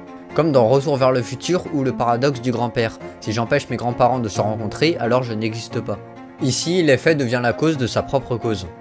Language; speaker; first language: French; native; French